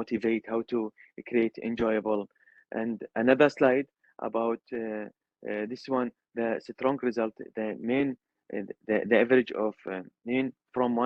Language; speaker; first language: English; non-native, learner; Arabic